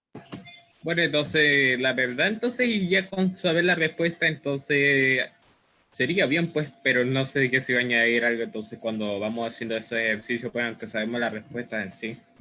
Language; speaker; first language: Spanish; native; Spanish